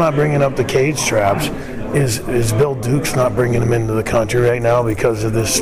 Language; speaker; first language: English; native; English